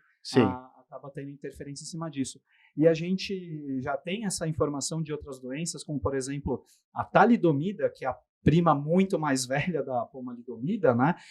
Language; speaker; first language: Portuguese; native; Portuguese